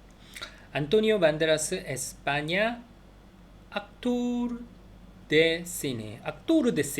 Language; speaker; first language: Spanish; non-native, learner; Korean